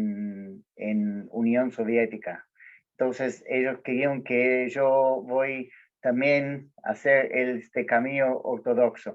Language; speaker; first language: Spanish; non-native, fluent; Portuguese